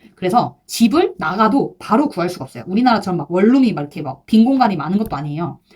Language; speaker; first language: Korean; native; Korean